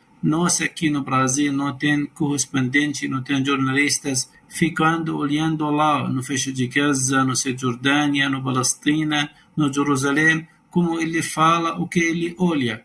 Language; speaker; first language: Portuguese; non-native, learner; Arabic